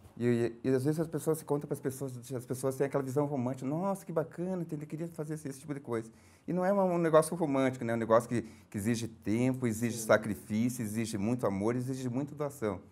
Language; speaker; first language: Portuguese; native; Portuguese